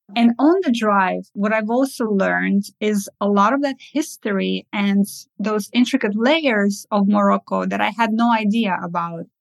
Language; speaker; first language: English; early bilingual, other home language; Russian